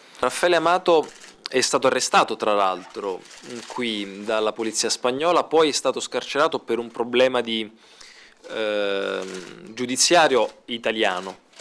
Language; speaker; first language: Italian; native; Italian